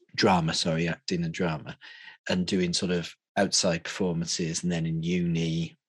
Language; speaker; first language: English; native; English